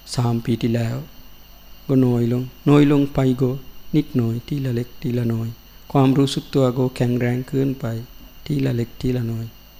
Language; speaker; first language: Thai; non-native, learner; Sinhala